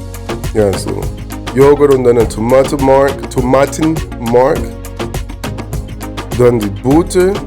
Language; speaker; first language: German; non-native, learner; English